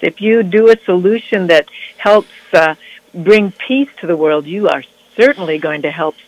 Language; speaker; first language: English; native; English